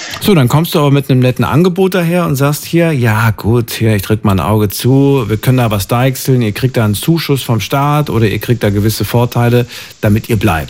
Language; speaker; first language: German; native; German